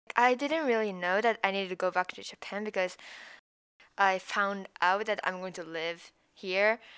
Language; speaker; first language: English; non-native, fluent; Japanese